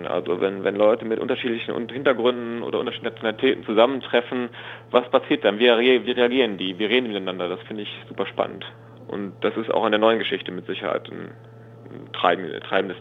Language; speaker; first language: German; native; German